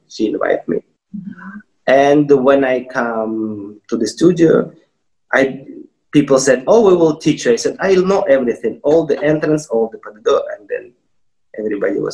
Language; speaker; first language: English; non-native, fluent; Russian